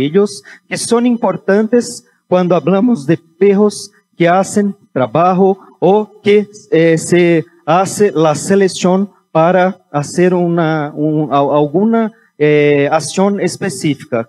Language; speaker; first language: Spanish; non-native, fluent; Portuguese